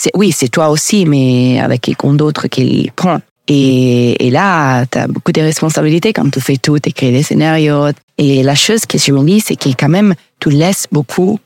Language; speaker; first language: French; non-native, learner; Italian